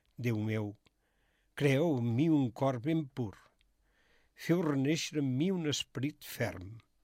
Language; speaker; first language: Catalan; native; Catalan